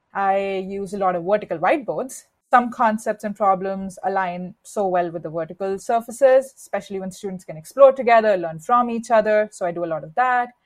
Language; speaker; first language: English; non-native, local second language; Hindi